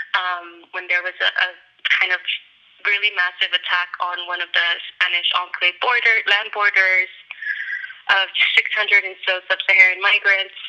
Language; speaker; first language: English; native; English